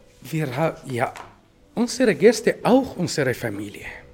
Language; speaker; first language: German; non-native, learner; Arabic